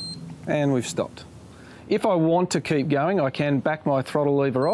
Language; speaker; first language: English; native; English